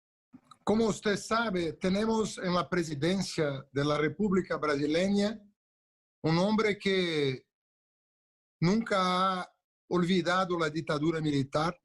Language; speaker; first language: Spanish; non-native, local second language; Portuguese